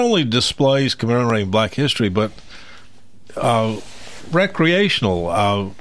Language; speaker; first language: English; native; English